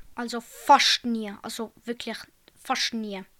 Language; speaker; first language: German; native; German